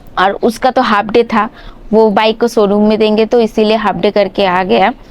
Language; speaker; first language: Hindi; non-native, local second language; Bangla